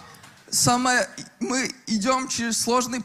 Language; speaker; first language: Russian; non-native, local second language; Latvian